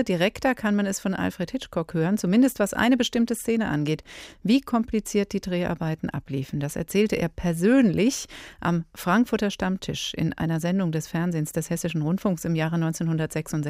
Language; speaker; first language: German; native; German